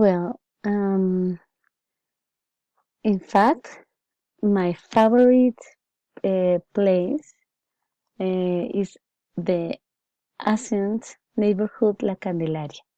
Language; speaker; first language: English; non-native, learner; Spanish